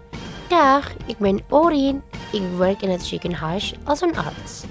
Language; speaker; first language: Dutch; non-native, learner; Indonesian